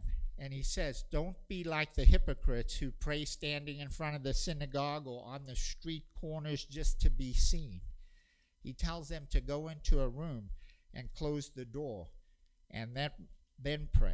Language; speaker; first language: English; native; English